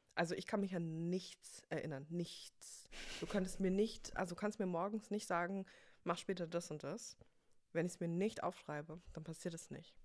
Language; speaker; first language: German; early bilingual, other home language; English